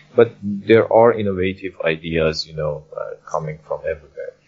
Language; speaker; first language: English; non-native, fluent; Persian